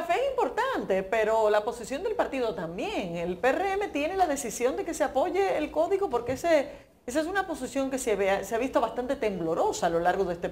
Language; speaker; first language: Spanish; native; Spanish